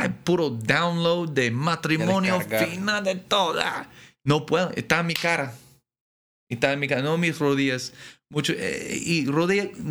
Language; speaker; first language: Spanish; non-native, learner; English